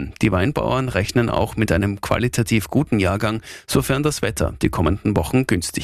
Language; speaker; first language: German; native; German